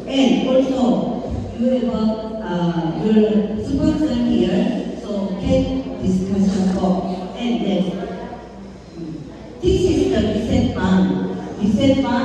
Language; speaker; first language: English; non-native, learner; Korean